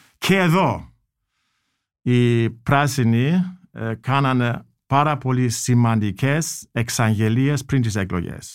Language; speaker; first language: Greek; non-native, fluent; German